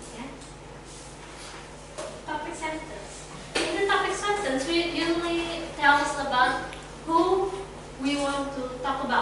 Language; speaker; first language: English; non-native, fluent; Indonesian